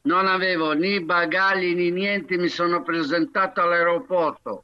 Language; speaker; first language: Italian; non-native, fluent; Arabic